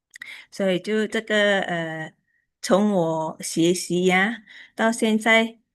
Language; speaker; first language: Chinese; early bilingual, heritage; Chinese